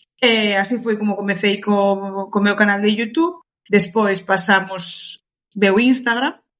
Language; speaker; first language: Galician; early bilingual, other home language; Kabuverdianu